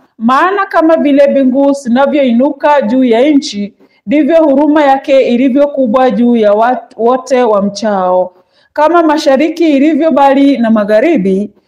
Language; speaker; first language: Swahili; non-native, local second language; Kikuyu